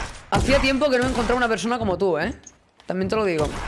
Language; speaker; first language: Spanish; native; Spanish